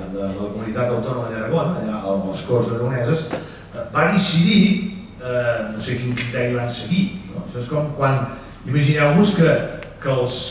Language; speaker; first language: Catalan; native; Catalan